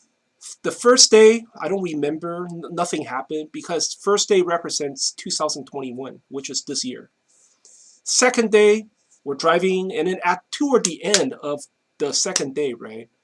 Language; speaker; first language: English; non-native, fluent; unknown